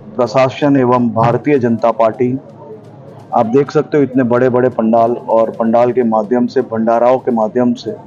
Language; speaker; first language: Hindi; non-native, local second language; Gujarati